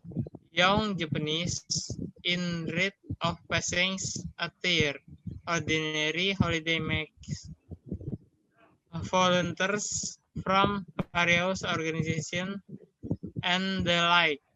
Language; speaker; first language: English; non-native, learner; Indonesian